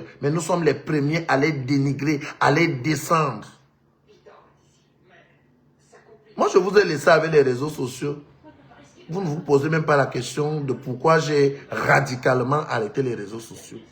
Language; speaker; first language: French; non-native, local second language; Lingala